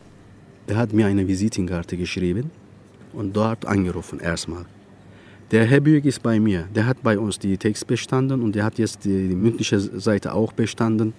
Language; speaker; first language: German; non-native, fluent; Turkish